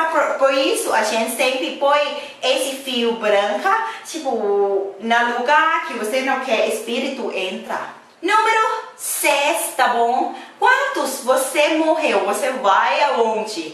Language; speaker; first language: Portuguese; non-native, learner; Thai